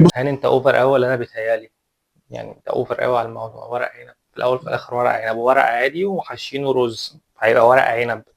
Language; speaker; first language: Arabic; native; Arabic